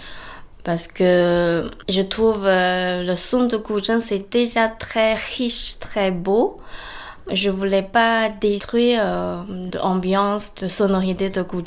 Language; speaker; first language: French; non-native, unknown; Chinese